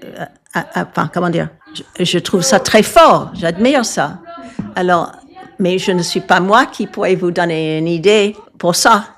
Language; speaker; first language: French; non-native, fluent; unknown